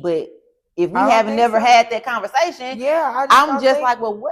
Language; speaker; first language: English; native; English